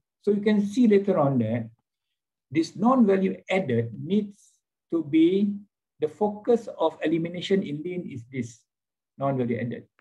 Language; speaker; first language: English; non-native, local second language; Malay